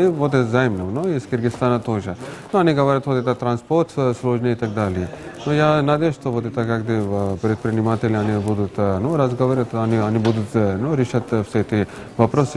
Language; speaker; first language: Russian; non-native, fluent; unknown